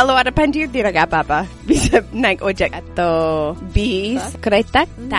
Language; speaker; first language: Indonesian; non-native, learner; English